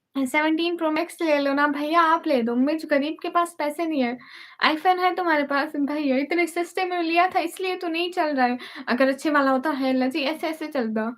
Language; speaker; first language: Urdu; non-native, local second language; Punjabi